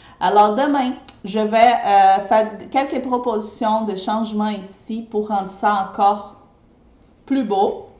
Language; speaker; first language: French; non-native, fluent; Portuguese